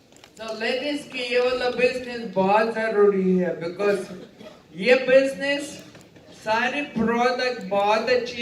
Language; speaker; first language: Hindi; non-native, learner; Ukrainian